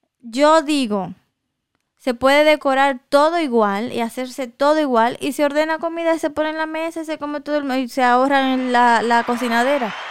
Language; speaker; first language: Spanish; native; Spanish